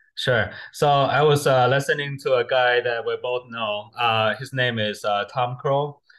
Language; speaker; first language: English; non-native, fluent; Chinese